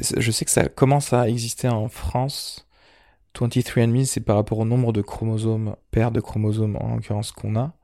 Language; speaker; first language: French; early bilingual, other home language; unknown